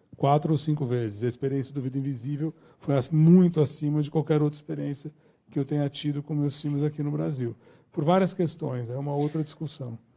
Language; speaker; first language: Portuguese; native; Portuguese